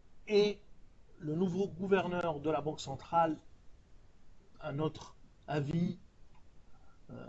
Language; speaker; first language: French; non-native, local second language; Arabic